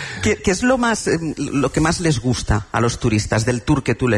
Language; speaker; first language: Spanish; native; Spanish